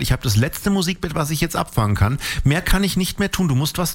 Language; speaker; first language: German; native; German